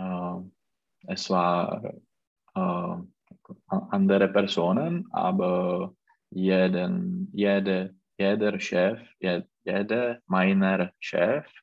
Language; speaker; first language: German; non-native, learner; Czech